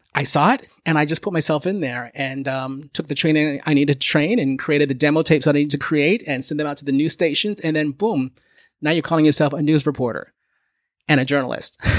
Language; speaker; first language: English; native; English